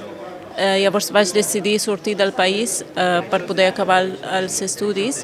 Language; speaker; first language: Catalan; non-native, fluent; Kurdish